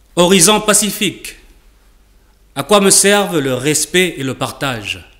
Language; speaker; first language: French; native; French